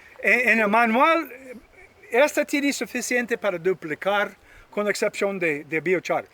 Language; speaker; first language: Spanish; non-native, learner; English